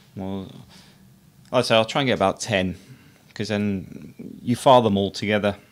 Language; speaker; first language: English; native; English